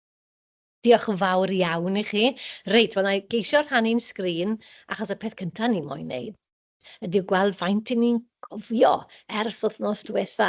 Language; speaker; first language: Welsh; native; Welsh